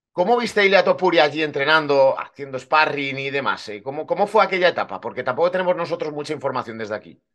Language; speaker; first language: Spanish; native; Spanish